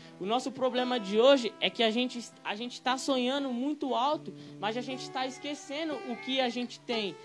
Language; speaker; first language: Portuguese; native; Portuguese